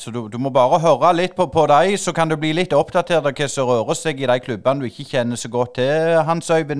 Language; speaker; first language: Norwegian; native; Norwegian